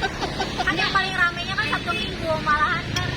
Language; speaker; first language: Malay; native; Malay